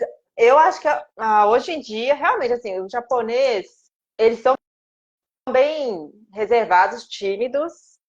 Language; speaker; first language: Portuguese; non-native, fluent; Japanese